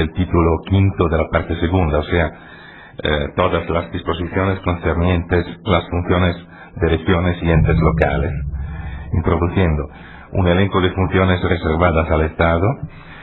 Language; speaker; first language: Spanish; non-native, fluent; Italian